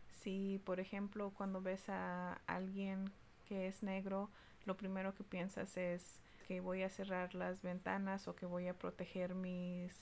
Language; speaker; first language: Spanish; early bilingual, heritage; Spanish